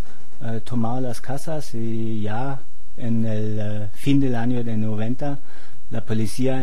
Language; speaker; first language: Spanish; non-native, fluent; German